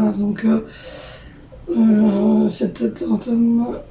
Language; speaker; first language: French; native; French